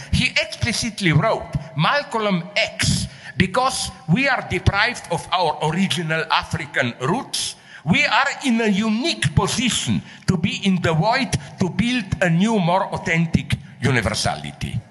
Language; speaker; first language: English; non-native, fluent; Slovenian